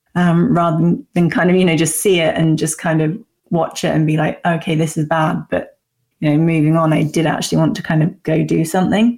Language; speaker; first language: English; native; English